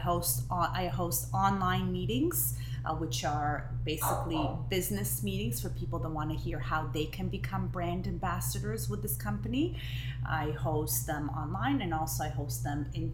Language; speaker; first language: English; non-native, fluent; Hebrew